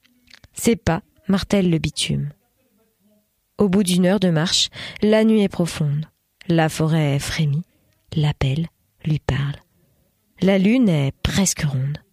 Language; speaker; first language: French; native; French